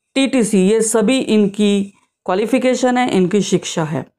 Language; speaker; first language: Hindi; native; Hindi